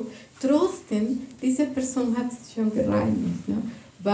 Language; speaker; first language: German; non-native, fluent; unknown